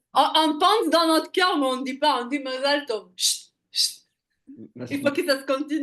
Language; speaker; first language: French; non-native, fluent; Hebrew